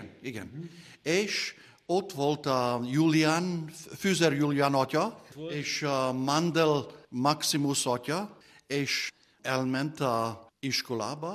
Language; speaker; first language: Hungarian; non-native, learner; English